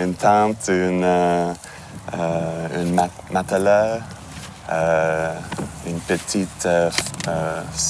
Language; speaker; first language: French; non-native, learner; English